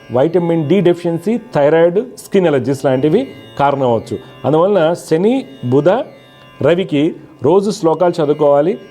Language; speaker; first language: Telugu; native; Telugu